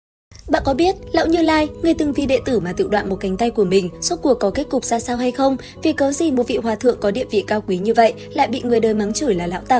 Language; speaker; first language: Vietnamese; native; Vietnamese